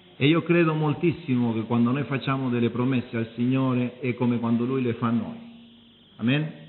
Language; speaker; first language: Italian; early bilingual, heritage; Italian